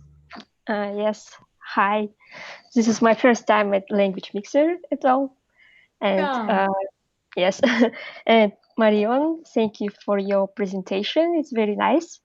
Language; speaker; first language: English; non-native, learner; Russian